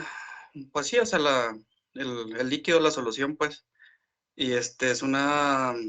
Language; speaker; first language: Spanish; native; Spanish